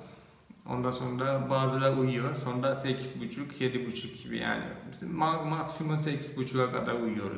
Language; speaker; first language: Turkish; non-native, fluent; Malayalam